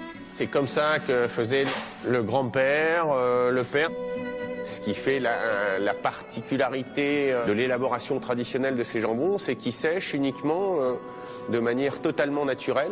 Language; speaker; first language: French; native; French